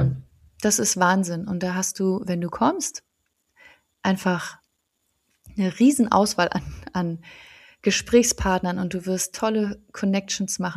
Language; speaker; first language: German; native; German